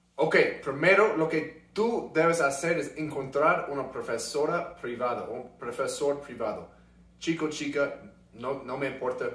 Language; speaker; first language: Spanish; non-native, fluent; English